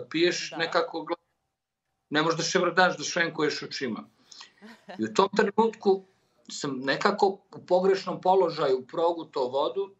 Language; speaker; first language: Serbian; native; Serbian